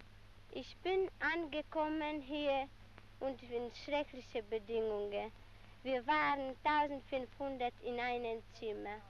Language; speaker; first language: German; non-native, learner; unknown